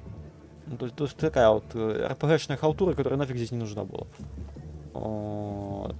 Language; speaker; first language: Russian; native; Russian